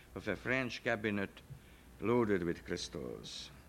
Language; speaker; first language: English; non-native, fluent; Hungarian